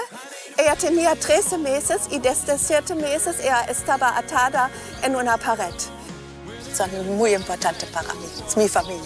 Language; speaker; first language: Spanish; non-native, fluent; German